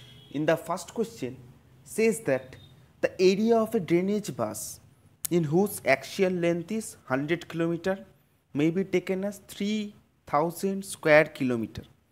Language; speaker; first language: English; non-native, local second language; Bangla